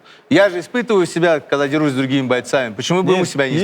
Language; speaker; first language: Russian; native; Russian